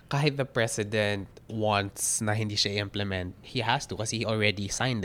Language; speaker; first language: English; non-native, local second language; Filipino